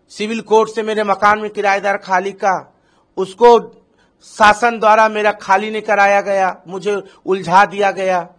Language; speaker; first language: Hindi; native; Hindi